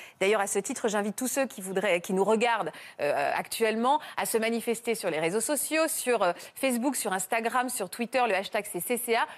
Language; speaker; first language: French; native; French